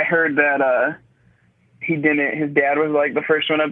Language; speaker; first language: English; native; English